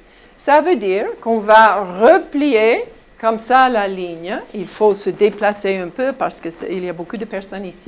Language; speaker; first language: French; non-native, fluent; English